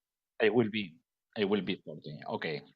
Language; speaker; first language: English; non-native, learner; Catalan